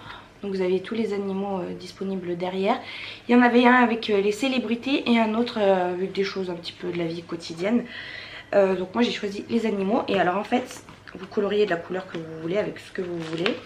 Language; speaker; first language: French; native; French